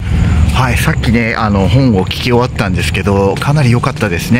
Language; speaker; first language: Japanese; native; Japanese